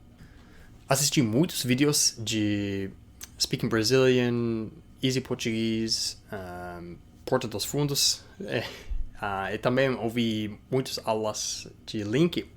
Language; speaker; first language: Portuguese; non-native, fluent; English